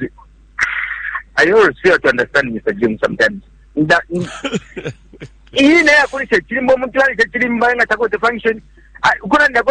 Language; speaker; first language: English; non-native, local second language; Bemba